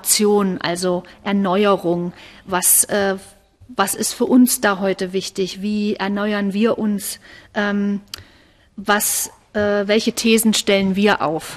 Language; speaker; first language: German; native; German